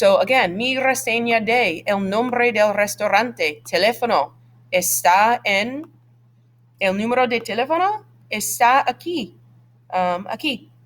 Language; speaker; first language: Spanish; non-native, fluent; English